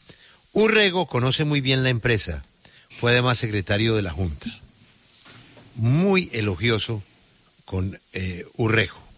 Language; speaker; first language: Spanish; native; Spanish